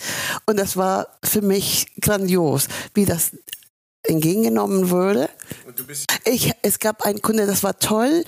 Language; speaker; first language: German; non-native, fluent; Spanish